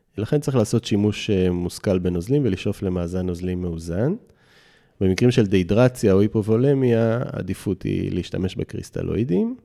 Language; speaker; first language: Hebrew; native; Hebrew